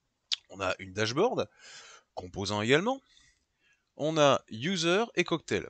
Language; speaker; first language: French; native; French